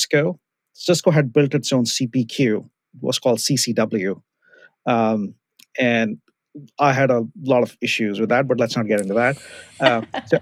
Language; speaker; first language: English; non-native, local second language; Hindi